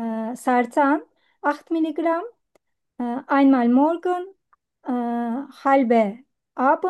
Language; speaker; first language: German; non-native, learner; Turkish